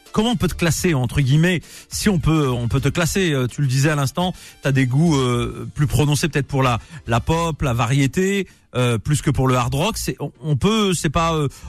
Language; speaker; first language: French; native; French